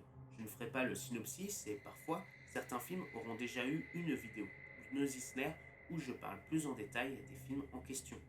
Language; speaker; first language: French; native; French